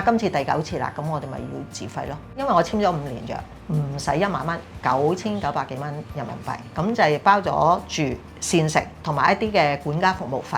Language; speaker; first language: Cantonese; native; Cantonese